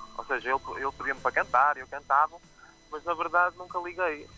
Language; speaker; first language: Portuguese; native; Portuguese